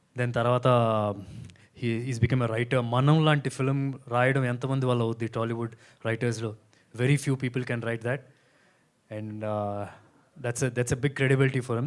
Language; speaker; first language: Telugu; native; Telugu